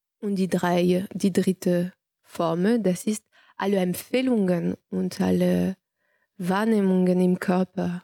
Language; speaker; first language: German; non-native, fluent; French